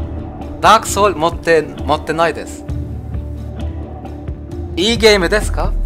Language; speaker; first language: Japanese; non-native, learner; German